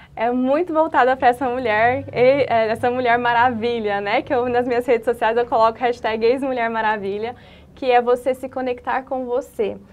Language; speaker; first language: Portuguese; native; Portuguese